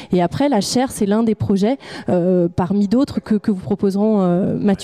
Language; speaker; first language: French; native; French